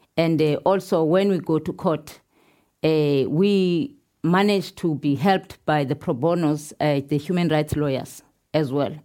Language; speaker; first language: English; non-native, local second language; Xhosa